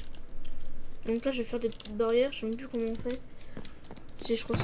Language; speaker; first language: French; native; French